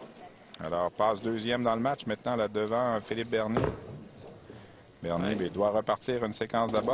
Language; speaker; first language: French; native; French